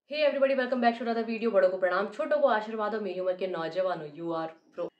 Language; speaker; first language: Hindi; native; Hindi